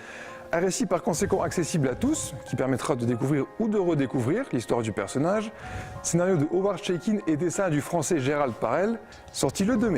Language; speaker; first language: French; native; French